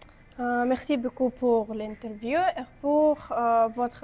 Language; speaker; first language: French; non-native, learner; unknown